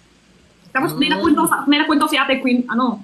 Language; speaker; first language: Filipino; non-native, learner; Chinese